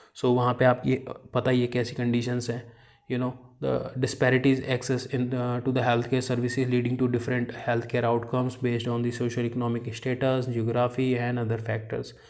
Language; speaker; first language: Hindi; native; Hindi